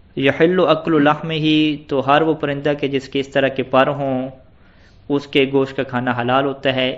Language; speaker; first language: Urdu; non-native, local second language; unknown